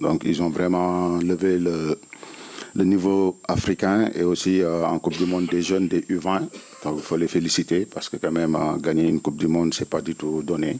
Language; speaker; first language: French; non-native, local second language; Wolof